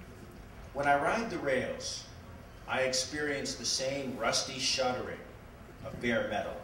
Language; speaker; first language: English; native; English